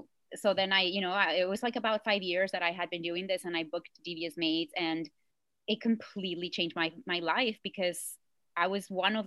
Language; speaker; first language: English; non-native, fluent; Spanish